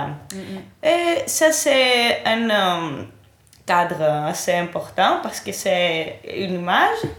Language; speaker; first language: French; non-native, fluent; Greek